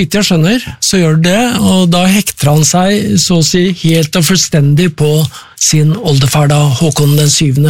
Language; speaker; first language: Norwegian; native; Norwegian